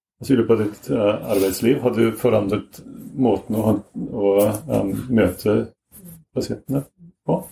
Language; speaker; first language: Norwegian; non-native, fluent; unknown